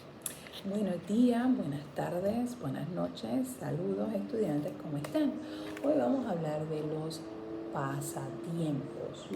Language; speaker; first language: Spanish; non-native, fluent; English